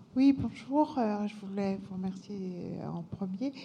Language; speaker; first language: French; native; French